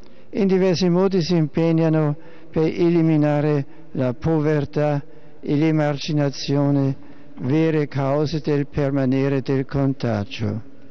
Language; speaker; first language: Italian; non-native, fluent; German